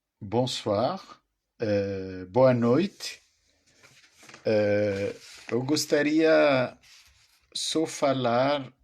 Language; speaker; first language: Portuguese; non-native, fluent; French